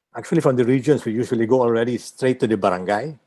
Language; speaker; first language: English; non-native, local second language; Filipino